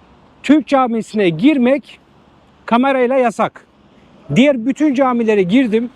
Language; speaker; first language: Turkish; native; Turkish